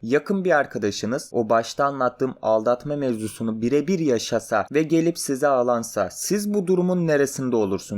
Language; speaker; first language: Turkish; native; Turkish